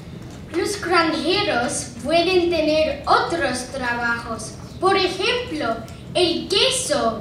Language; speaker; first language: Spanish; non-native, learner; English